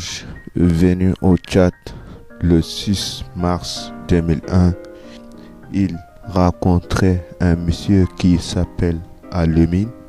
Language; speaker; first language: French; non-native, learner; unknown